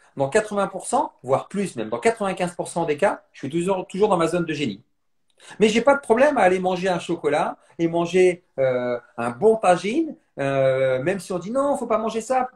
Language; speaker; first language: French; native; French